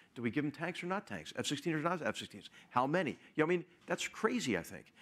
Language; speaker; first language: English; native; English